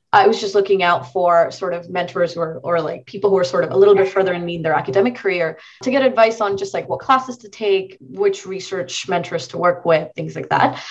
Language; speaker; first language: English; non-native, local second language; Marathi